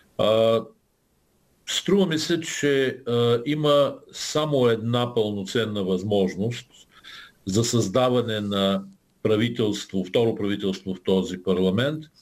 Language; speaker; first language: Bulgarian; native; Bulgarian